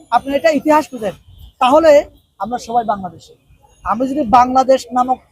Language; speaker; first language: Bangla; non-native, local second language; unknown